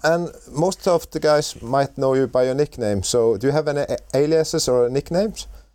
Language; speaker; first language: English; non-native, fluent; Norwegian